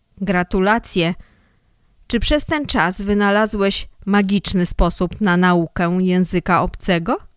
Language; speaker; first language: Polish; non-native, fluent; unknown